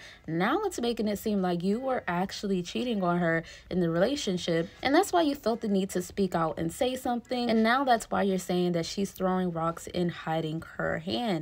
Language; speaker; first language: English; native; English